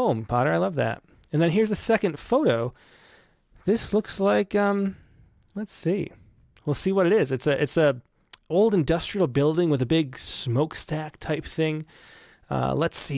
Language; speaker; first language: English; native; English